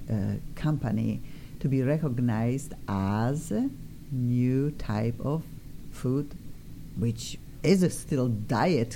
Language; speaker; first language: English; non-native, fluent; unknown